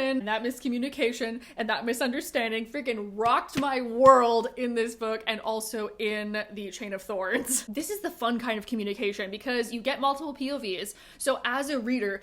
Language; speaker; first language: English; native; English